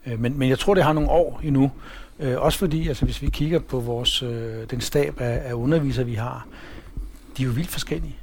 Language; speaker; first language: Danish; early bilingual, other home language; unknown